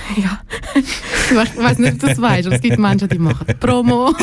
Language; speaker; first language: German; native; German